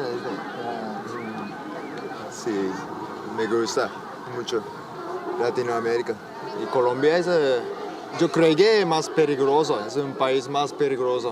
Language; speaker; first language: Spanish; non-native, learner; Japanese